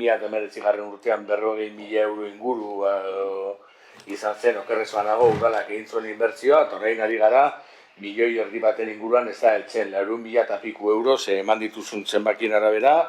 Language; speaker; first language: Basque; native; Basque